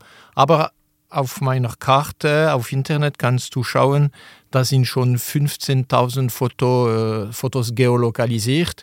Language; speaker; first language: German; non-native, local second language; French